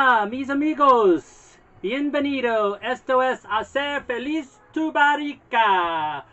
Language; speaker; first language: Spanish; non-native, learner; English